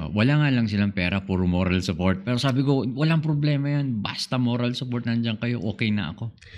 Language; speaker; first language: Filipino; non-native, local second language; Iloko